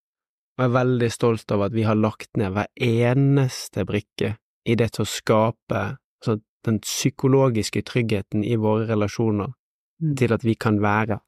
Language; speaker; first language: Norwegian; native; Norwegian